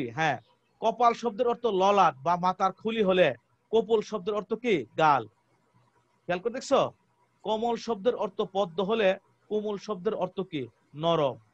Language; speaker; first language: Bangla; native; Bangla